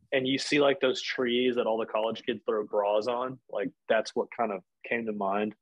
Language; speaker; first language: English; native; English